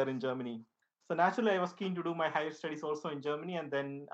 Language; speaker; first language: English; non-native, local second language; Malayalam